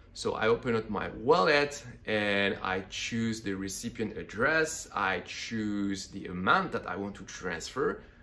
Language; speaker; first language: English; non-native, fluent; French